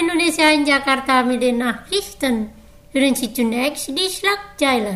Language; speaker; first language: German; non-native, fluent; Indonesian